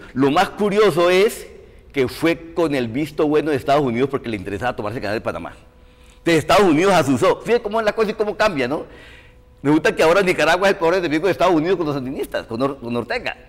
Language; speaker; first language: Spanish; native; Spanish